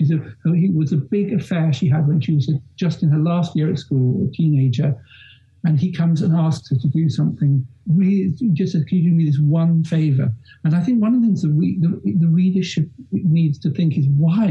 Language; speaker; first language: English; native; English